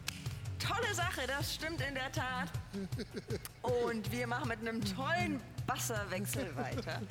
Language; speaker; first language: German; native; German